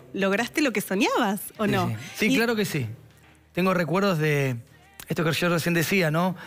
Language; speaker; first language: Spanish; native; Spanish